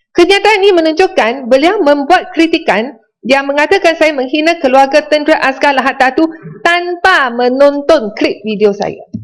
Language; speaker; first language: Malay; non-native, local second language; Chinese